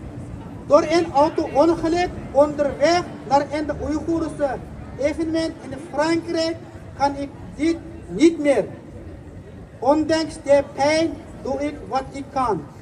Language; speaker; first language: Dutch; non-native, learner; Uyghur